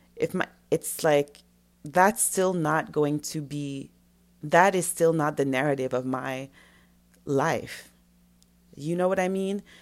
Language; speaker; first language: English; non-native, fluent; French